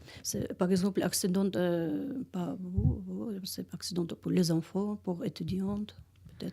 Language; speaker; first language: French; non-native, learner; Russian